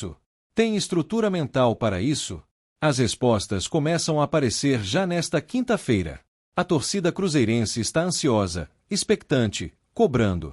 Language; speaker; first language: Portuguese; native; Portuguese